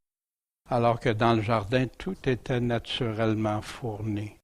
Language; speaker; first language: French; native; French